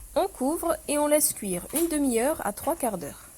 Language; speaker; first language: French; non-native, local second language; Arabic